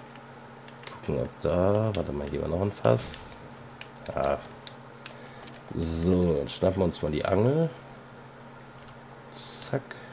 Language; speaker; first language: German; native; German